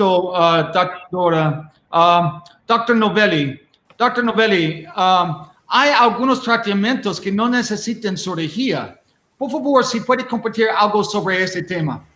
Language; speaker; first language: Spanish; non-native, learner; English